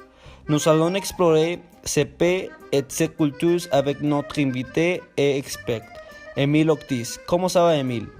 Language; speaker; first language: French; non-native, learner; Spanish